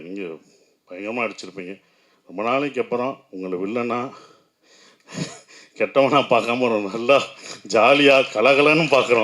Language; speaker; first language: Tamil; native; Tamil